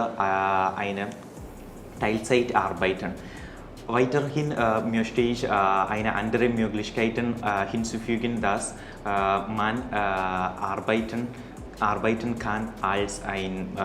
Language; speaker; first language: German; non-native, learner; Malayalam